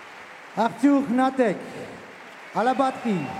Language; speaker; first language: French; non-native, learner; Armenian